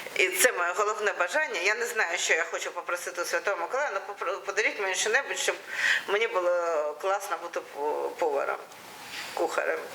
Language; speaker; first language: Ukrainian; non-native, local second language; Russian